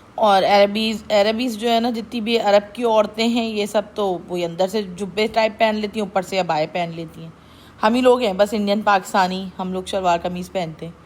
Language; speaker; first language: Urdu; native; Urdu